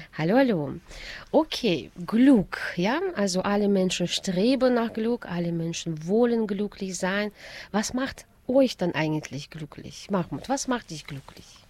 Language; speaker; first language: German; native; German